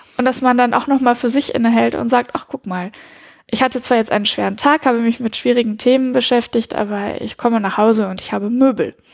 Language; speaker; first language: German; early bilingual, heritage; German